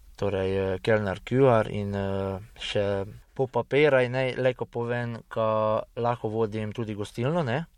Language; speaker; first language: Slovenian; early bilingual, heritage; Hungarian